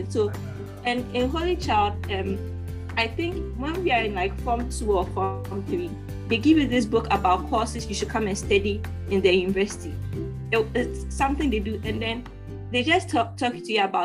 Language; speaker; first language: English; non-native, local second language; Akan